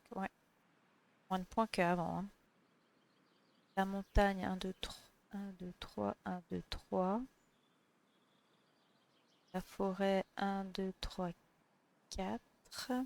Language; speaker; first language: French; native; French